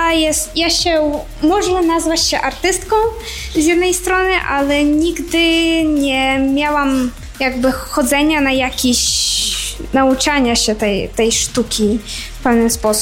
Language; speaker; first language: Polish; non-native, fluent; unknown